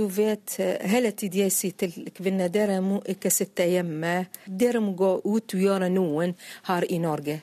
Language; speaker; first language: Norwegian; non-native, learner; Arabic